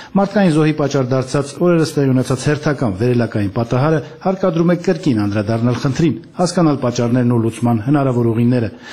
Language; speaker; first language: Armenian; native; Armenian